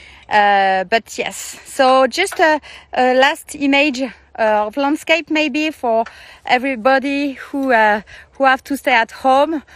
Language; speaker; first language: English; non-native, learner; French